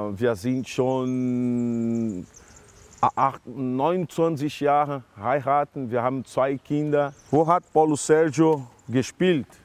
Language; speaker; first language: German; non-native, learner; Portuguese